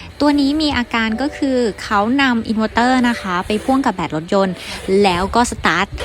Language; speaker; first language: Thai; native; Thai